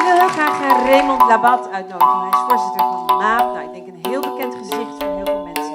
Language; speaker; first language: Dutch; native; Dutch